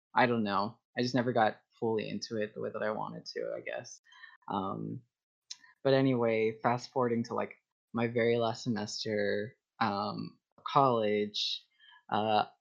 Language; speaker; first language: English; native; English